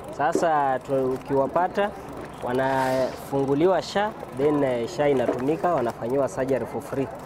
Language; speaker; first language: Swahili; non-native, local second language; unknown